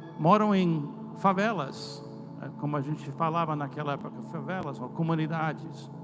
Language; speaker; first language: Portuguese; non-native, fluent; English